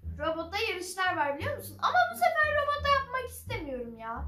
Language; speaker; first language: Turkish; native; Turkish